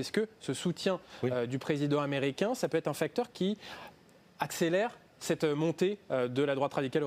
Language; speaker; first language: French; native; French